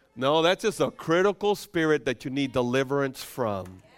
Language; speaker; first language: English; non-native, fluent; Spanish